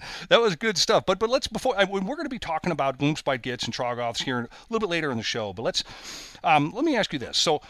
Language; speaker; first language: English; native; English